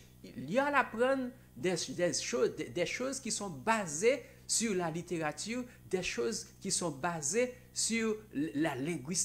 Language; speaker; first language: French; non-native, local second language; Haitian Creole